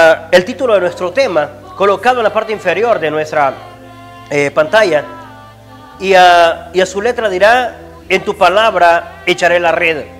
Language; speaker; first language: Spanish; native; Spanish